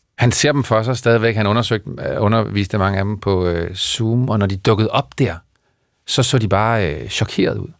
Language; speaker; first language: Danish; native; Danish